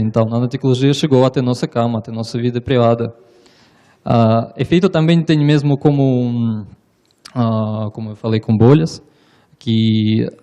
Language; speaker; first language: Portuguese; non-native, learner; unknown